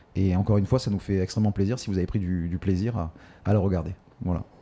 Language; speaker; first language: French; native; French